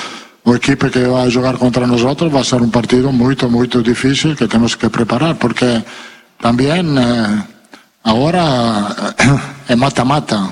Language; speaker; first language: Portuguese; non-native, learner; Italian